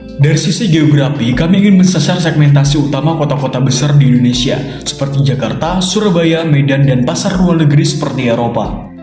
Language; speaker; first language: Indonesian; native; Indonesian